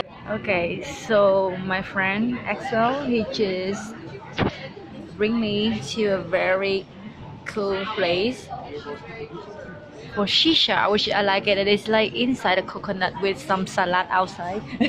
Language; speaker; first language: English; non-native, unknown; Vietnamese